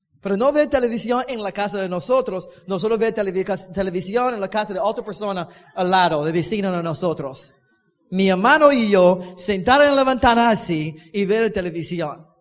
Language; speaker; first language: Spanish; non-native, learner; English